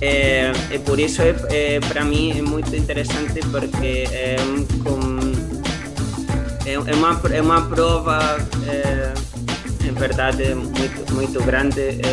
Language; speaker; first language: Portuguese; non-native, learner; Spanish